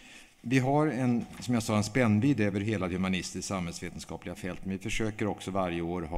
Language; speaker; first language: Swedish; native; Swedish